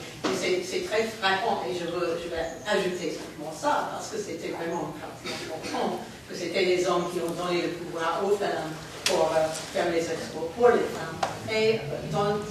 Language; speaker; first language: French; non-native, fluent; English